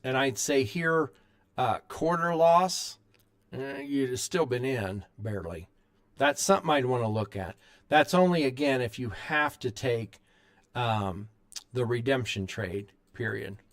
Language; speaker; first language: English; native; English